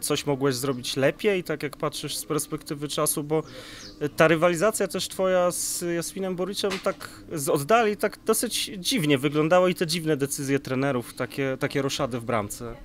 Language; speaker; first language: Polish; native; Polish